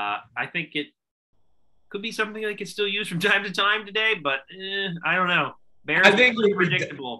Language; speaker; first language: English; native; English